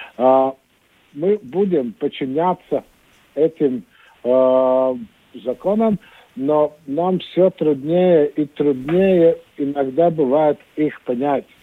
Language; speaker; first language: Russian; non-native, local second language; Latvian